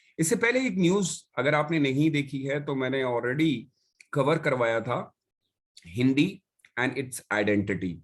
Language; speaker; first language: Hindi; native; Hindi